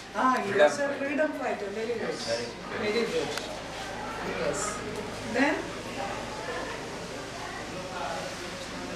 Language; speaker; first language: English; non-native, local second language; Hindi